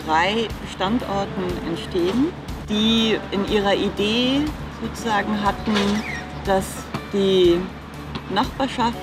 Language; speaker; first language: German; native; German